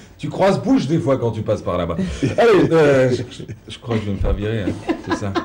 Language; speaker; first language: French; non-native, local second language; Arabic